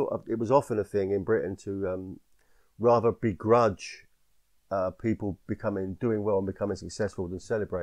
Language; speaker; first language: English; native; English